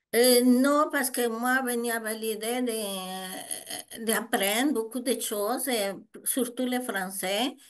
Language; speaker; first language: French; non-native, learner; Spanish